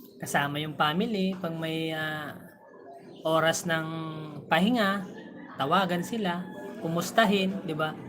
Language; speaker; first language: Filipino; non-native, local second language; Bikol